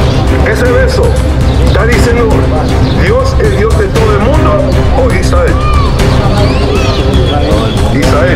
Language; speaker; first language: Spanish; early bilingual, heritage; Spanish